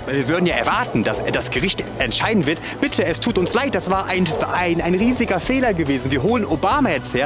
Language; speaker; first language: German; native; German